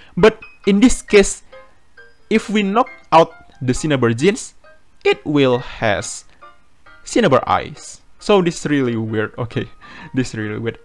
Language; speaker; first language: English; non-native, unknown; Indonesian